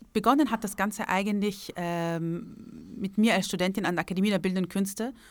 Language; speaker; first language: German; early bilingual, other home language; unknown